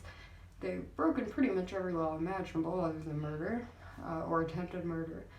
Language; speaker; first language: English; native; English